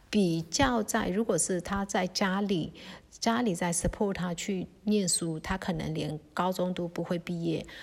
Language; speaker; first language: Chinese; early bilingual, heritage; Chinese